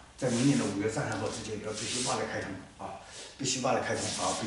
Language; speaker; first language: Chinese; native; Chinese